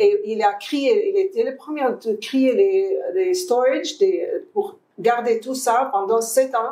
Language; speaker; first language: French; non-native, fluent; Arabic